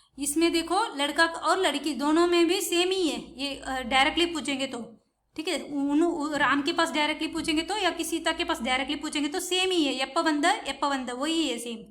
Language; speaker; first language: Hindi; non-native, local second language; Tamil